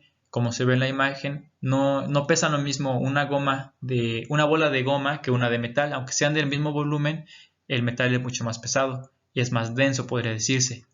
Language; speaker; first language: Spanish; native; Spanish